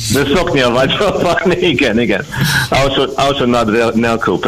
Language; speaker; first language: Hungarian; non-native, learner; English